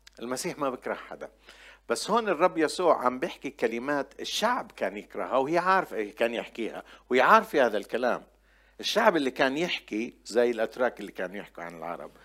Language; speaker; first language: Arabic; non-native, local second language; Armenian